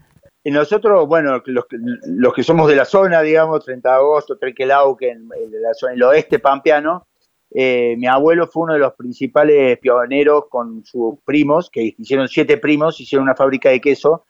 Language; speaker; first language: Spanish; native; Spanish